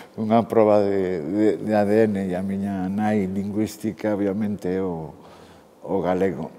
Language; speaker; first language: Galician; non-native, local second language; Spanish